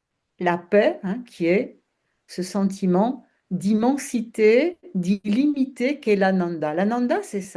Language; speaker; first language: French; native; French